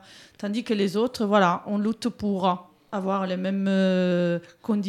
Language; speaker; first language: French; native; French